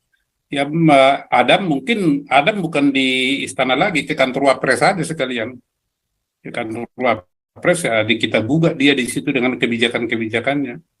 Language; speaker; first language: Indonesian; native; Indonesian